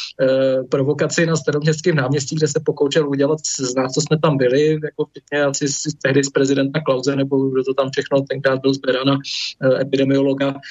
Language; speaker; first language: Czech; native; Czech